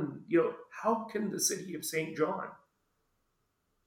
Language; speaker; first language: English; native; English